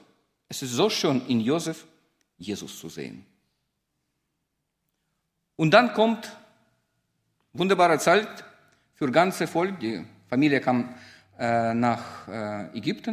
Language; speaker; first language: German; non-native, fluent; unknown